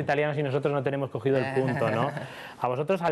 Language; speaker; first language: Spanish; native; Spanish